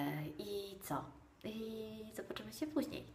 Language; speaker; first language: Polish; non-native, fluent; Italian